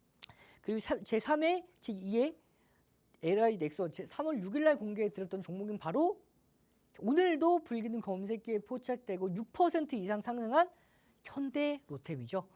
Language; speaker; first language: Korean; native; Korean